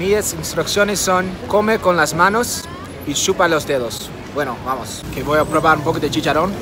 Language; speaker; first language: Spanish; non-native, fluent; English